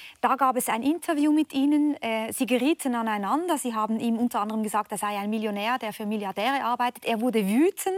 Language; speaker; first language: German; native; German